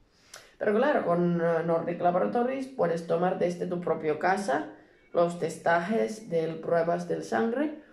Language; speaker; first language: Spanish; non-native, learner; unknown